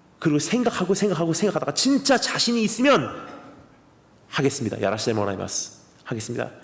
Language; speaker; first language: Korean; early bilingual, heritage; Korean